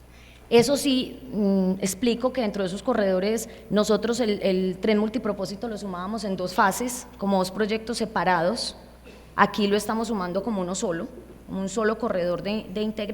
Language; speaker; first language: Spanish; native; Spanish